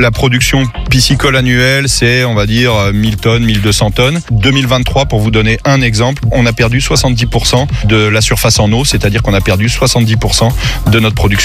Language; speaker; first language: French; native; French